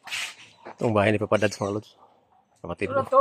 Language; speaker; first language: Filipino; non-native, local second language; Cebuano